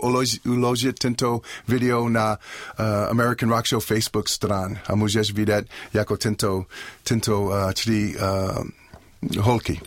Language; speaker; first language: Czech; non-native, learner; English